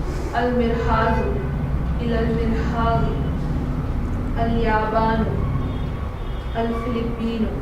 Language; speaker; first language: Arabic; non-native, learner; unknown